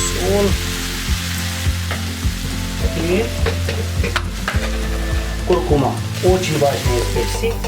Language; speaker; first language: Russian; non-native, fluent; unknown